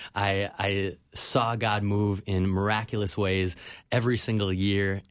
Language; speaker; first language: English; native; English